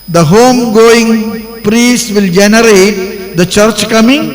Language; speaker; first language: English; non-native, local second language; Malayalam